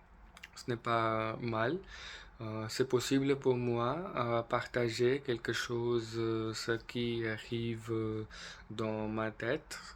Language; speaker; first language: French; non-native, learner; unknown